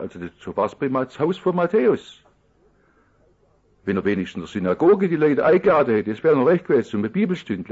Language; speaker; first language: German; native; German